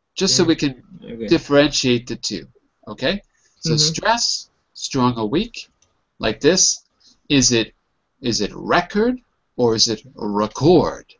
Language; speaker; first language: English; native; English